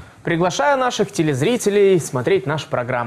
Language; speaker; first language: Russian; native; Russian